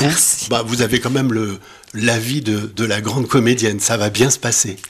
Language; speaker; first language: French; native; French